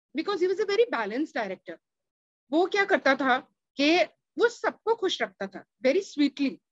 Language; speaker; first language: Hindi; native; Hindi